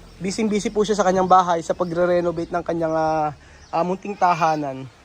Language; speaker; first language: Filipino; native; Filipino